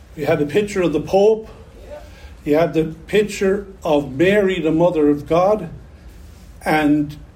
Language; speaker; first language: English; native; English